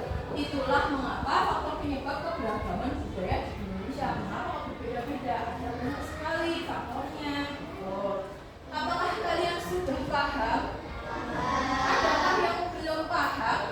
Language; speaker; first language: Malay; non-native, local second language; Javanese